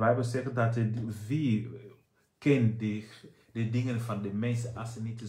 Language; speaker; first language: Dutch; non-native, fluent; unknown